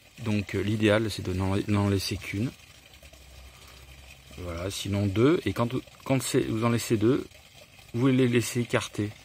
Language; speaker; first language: French; native; French